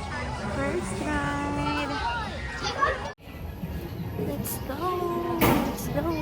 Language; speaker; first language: English; non-native, local second language; Filipino